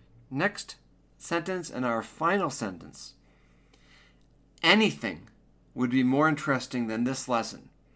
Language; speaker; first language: English; native; English